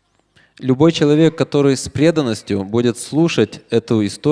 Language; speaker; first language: Russian; native; Russian